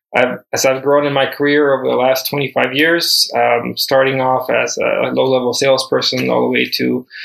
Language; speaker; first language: English; early bilingual, other home language; Spanish